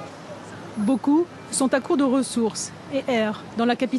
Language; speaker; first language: French; native; French